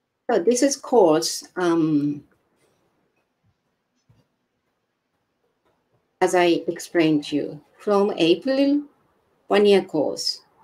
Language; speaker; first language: English; non-native, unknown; Japanese